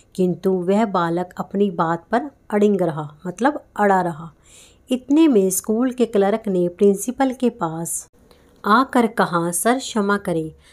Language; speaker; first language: Hindi; non-native, local second language; Punjabi